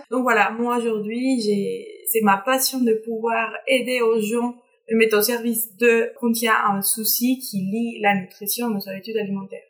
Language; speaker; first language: French; non-native, fluent; Spanish